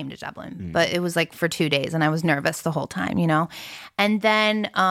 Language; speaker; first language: English; early bilingual, other home language; French